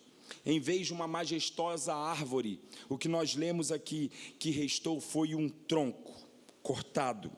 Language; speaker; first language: Portuguese; native; Portuguese